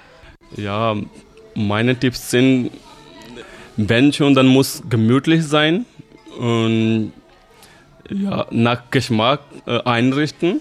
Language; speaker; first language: German; non-native, fluent; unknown